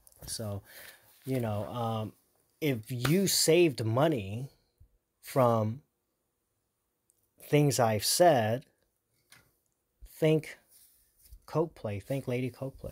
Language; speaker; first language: English; early bilingual, other home language; Korean